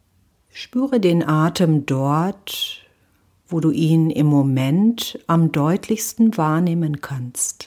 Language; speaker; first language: German; native; German